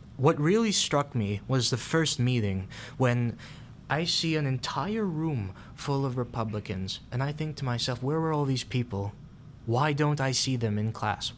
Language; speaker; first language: English; non-native, local second language; Filipino